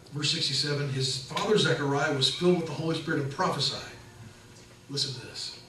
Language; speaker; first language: English; native; English